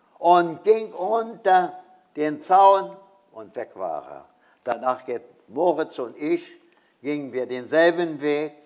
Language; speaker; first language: German; native; German